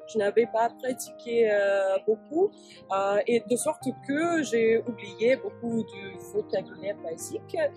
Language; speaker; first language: French; non-native, fluent; English